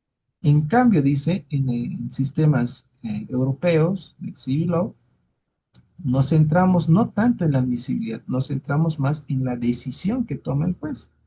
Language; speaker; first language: Spanish; native; Spanish